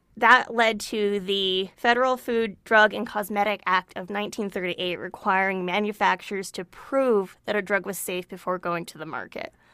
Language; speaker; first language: English; native; English